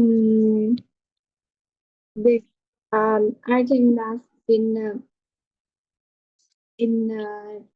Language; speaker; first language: English; non-native, learner; Vietnamese